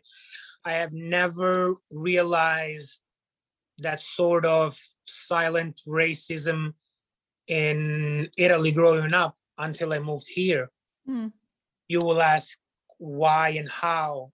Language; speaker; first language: English; non-native, fluent; Italian